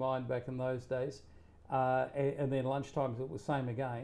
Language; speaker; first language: English; native; English